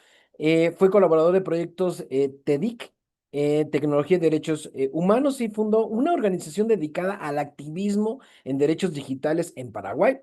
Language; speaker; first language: Spanish; native; Spanish